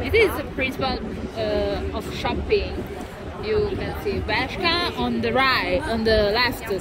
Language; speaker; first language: English; non-native, learner; Italian